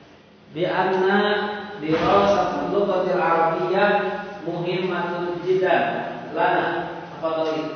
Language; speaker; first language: Arabic; non-native, fluent; Indonesian